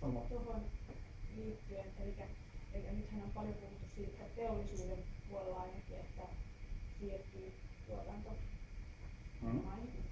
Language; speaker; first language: Finnish; native; Finnish